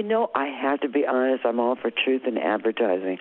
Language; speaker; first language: English; native; English